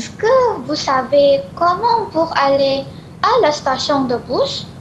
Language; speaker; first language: French; non-native, learner; Malay